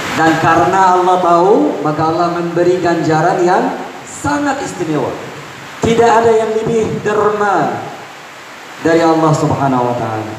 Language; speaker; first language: Malay; non-native, fluent; Arabic